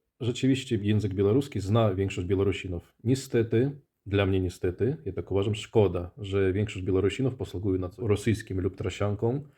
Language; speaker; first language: Polish; non-native, fluent; Russian